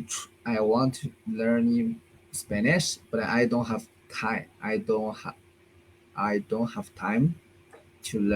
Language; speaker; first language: English; non-native, learner; Chinese